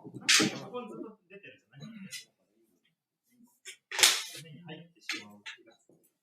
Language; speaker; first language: Japanese; native; Japanese